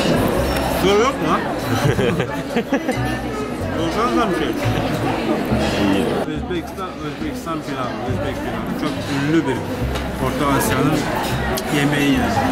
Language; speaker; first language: Turkish; non-native, learner; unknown